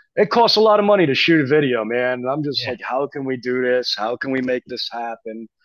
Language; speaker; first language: English; native; English